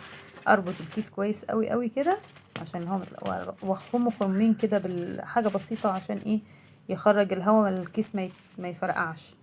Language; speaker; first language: Arabic; native; Arabic